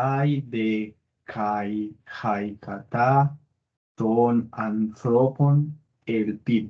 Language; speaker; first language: Greek; non-native, learner; Spanish